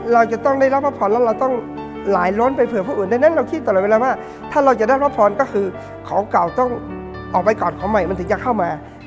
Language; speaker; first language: Thai; non-native, local second language; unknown